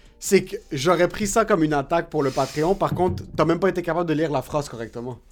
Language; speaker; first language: French; native; French